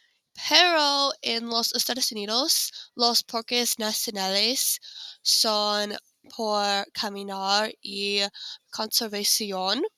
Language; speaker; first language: Spanish; non-native, learner; English